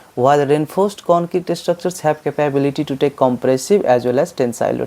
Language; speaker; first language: English; non-native, local second language; Nepali